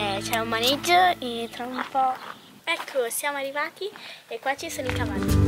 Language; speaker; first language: Italian; native; Italian